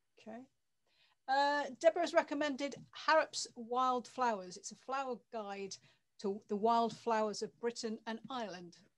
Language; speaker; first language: English; native; English